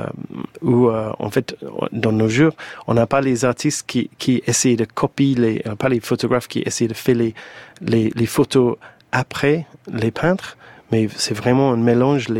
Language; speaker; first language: French; non-native, fluent; English